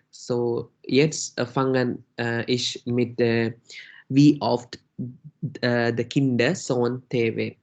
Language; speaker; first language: German; non-native, learner; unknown